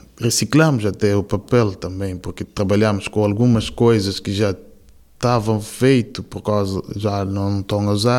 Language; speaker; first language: Portuguese; non-native, local second language; Kabuverdianu